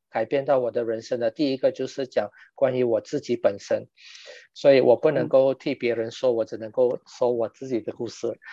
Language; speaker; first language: Chinese; non-native, local second language; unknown